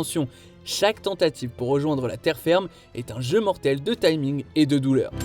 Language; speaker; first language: French; native; French